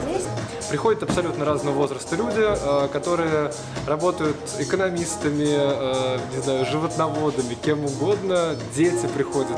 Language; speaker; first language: Russian; native; Russian